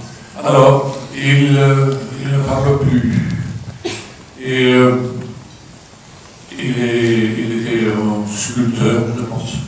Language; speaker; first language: French; non-native, fluent; Swedish